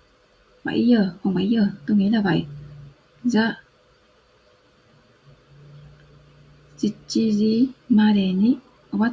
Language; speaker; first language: Japanese; non-native, learner; Vietnamese